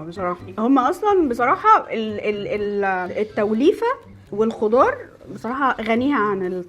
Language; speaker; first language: Arabic; native; Arabic